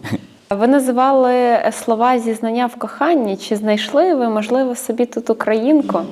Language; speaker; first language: Ukrainian; native; Ukrainian